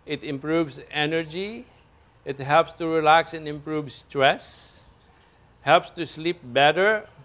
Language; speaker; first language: English; non-native, local second language; Filipino